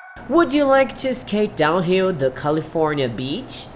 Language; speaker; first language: English; non-native, fluent; Portuguese